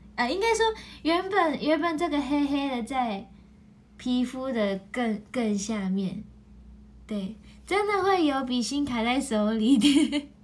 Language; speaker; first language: Chinese; non-native, fluent; Japanese